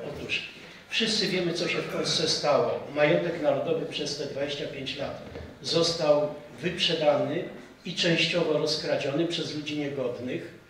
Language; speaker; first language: Polish; native; Polish